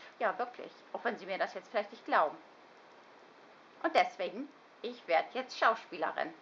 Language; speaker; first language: German; native; German